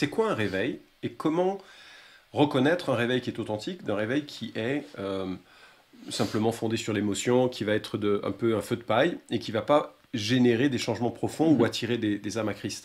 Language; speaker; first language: French; native; French